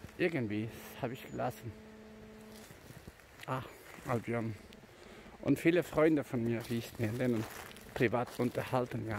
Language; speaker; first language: German; non-native, fluent; Albanian